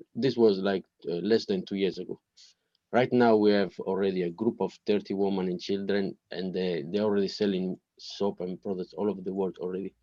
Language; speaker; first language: English; non-native, learner; Italian